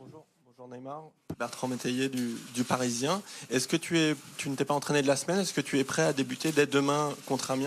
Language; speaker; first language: French; native; French